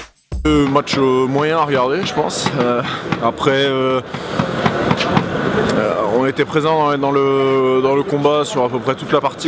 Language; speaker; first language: French; native; French